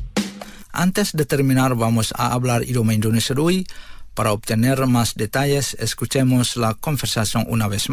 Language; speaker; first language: Spanish; non-native, fluent; Indonesian